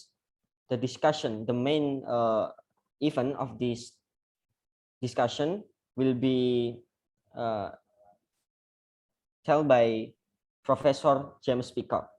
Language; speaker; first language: English; non-native, learner; Indonesian